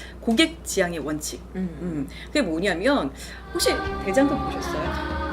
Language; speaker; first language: Korean; native; Korean